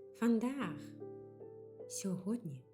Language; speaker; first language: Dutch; non-native, fluent; Ukrainian